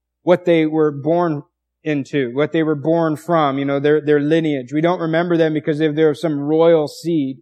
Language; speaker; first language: English; native; English